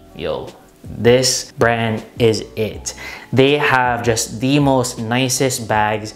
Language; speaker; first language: English; native; English